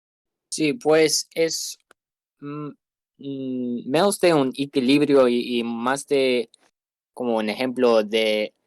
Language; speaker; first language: Spanish; non-native, learner; English